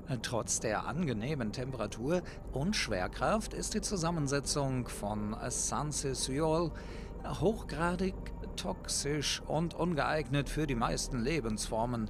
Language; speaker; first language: German; native; German